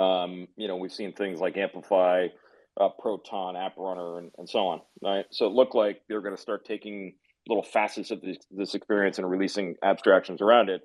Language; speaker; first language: English; native; English